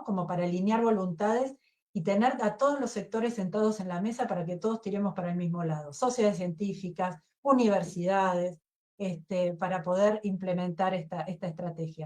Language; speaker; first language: Spanish; native; Spanish